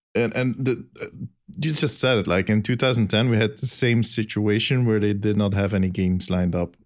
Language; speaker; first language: English; non-native, fluent; Dutch